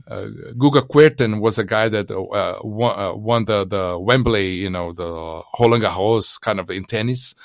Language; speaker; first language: English; non-native, fluent; Portuguese